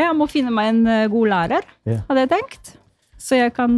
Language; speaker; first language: Norwegian; non-native, fluent; Polish